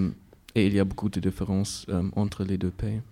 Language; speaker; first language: French; non-native, learner; German